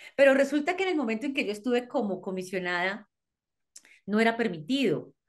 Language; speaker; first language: Spanish; native; Spanish